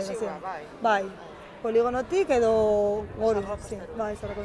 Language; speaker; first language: Basque; non-native, local second language; Spanish